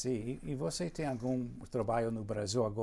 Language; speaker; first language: Portuguese; non-native, fluent; English